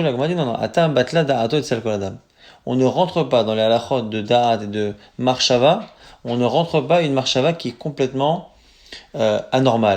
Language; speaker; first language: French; native; French